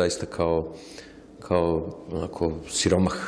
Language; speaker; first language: Serbian; native; Serbian